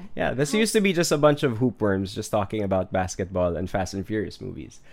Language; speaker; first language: English; non-native, local second language; Filipino